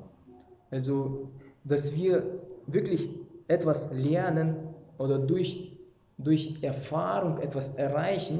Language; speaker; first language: German; non-native, fluent; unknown